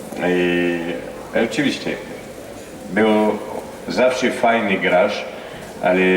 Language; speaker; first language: Polish; non-native, learner; French